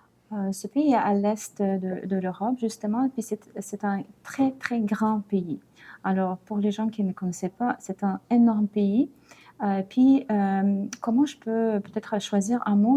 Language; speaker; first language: French; non-native, fluent; Ukrainian